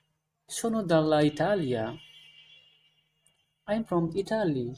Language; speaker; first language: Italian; non-native, learner; Bangla